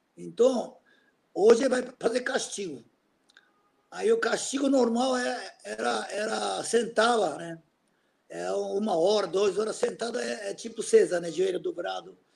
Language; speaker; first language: Portuguese; non-native, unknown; Japanese